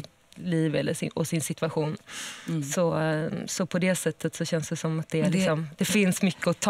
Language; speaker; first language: Swedish; native; Swedish